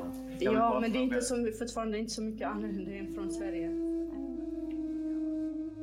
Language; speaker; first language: Swedish; non-native, fluent; Kurdish